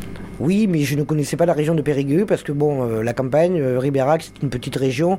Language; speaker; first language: French; native; French